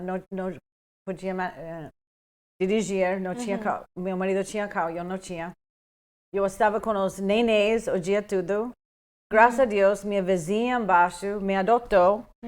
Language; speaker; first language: Portuguese; non-native, fluent; English